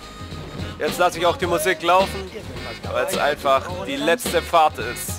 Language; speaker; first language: German; native; German